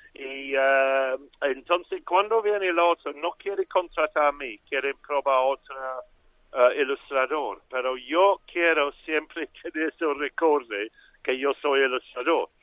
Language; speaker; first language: Spanish; non-native, fluent; English